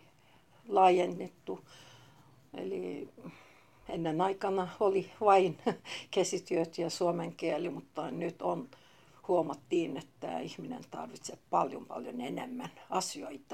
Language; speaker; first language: Finnish; non-native, fluent; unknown